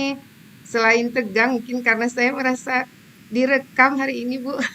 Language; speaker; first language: Indonesian; native; Indonesian